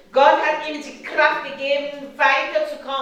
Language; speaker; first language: German; non-native, learner; French